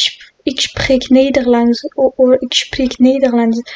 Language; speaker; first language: Dutch; non-native, learner; French